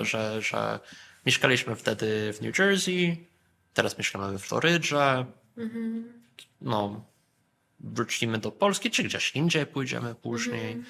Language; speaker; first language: Polish; early bilingual, heritage; Polish